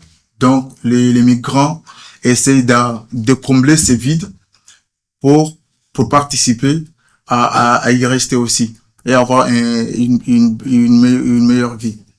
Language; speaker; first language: French; non-native, fluent; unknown